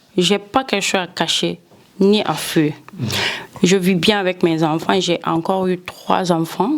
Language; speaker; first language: French; non-native, local second language; Fula